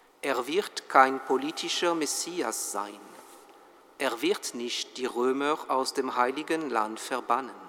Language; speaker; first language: German; non-native, fluent; French